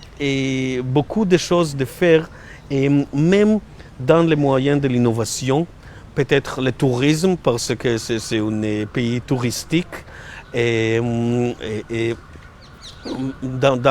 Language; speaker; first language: French; non-native, learner; Hebrew